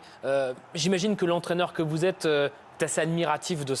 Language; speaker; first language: French; native; French